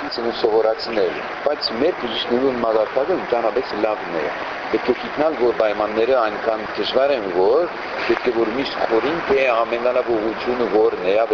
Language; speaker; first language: Armenian; early bilingual, heritage; Armenian